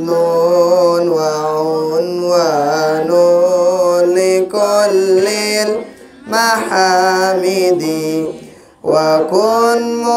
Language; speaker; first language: Arabic; non-native, fluent; Indonesian